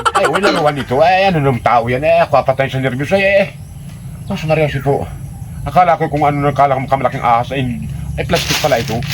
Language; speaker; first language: Filipino; native; Filipino